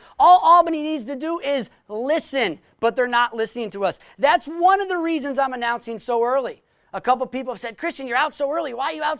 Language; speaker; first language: English; native; English